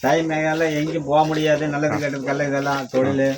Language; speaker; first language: Tamil; native; Tamil